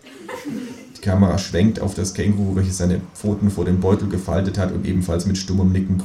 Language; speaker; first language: German; native; German